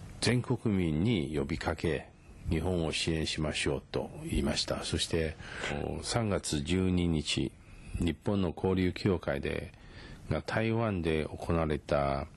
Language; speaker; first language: Japanese; non-native, fluent; Chinese